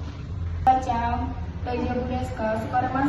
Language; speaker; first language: Japanese; non-native, learner; Indonesian